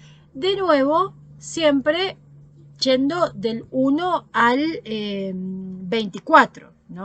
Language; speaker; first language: Spanish; native; Spanish